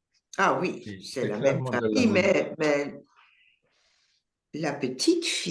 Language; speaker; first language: French; non-native, learner; English